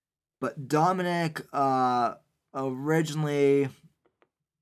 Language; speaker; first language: English; native; English